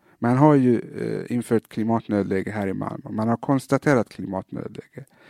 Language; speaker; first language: Swedish; native; Swedish